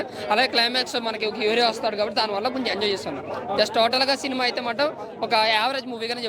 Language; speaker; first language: Telugu; native; Telugu